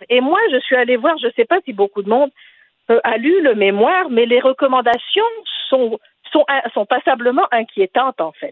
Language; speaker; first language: French; non-native, local second language; Arabic